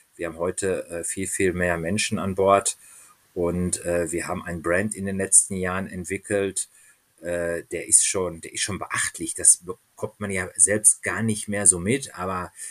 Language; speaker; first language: German; native; German